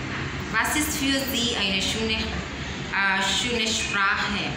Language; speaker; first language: German; non-native, learner; English